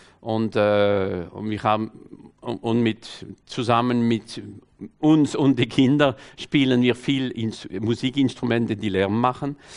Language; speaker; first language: German; non-native, fluent; French